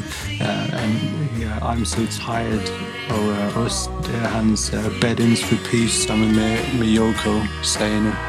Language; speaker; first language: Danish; non-native, fluent; English